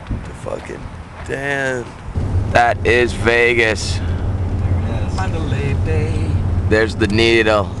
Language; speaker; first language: English; native; English